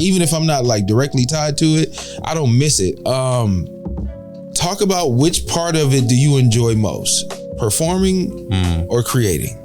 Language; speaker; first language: English; native; English